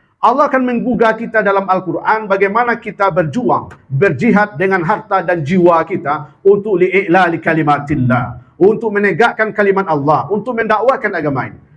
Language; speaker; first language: Malay; non-native, local second language; Minangkabau